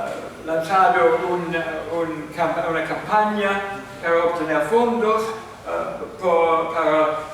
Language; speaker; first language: Spanish; non-native, fluent; English